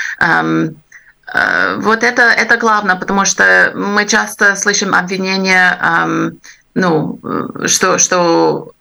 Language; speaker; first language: Russian; non-native, fluent; English